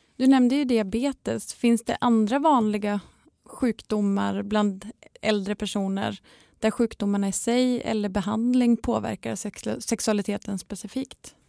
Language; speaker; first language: Swedish; native; Swedish